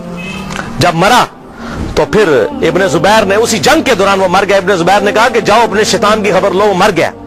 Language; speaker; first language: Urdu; non-native, local second language; Punjabi